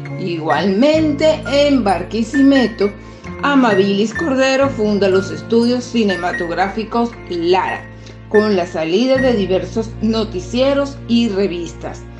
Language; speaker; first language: Spanish; native; Spanish